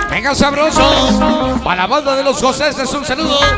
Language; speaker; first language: Spanish; native; Spanish